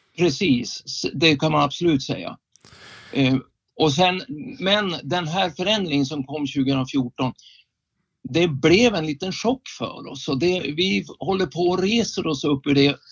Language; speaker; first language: Swedish; native; Swedish